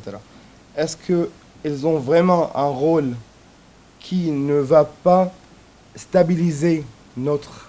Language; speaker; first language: French; non-native, fluent; Arabic